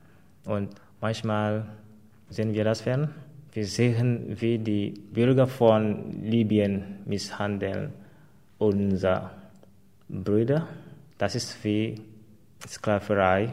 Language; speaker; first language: German; non-native, fluent; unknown